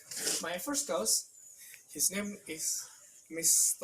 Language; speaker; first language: English; non-native, fluent; Indonesian